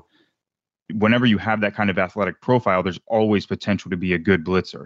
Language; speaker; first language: English; native; English